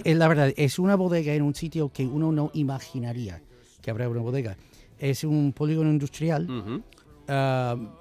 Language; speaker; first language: Spanish; non-native, fluent; English